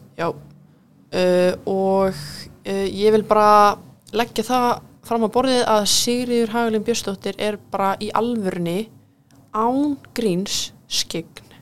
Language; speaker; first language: Icelandic; early bilingual, heritage; Icelandic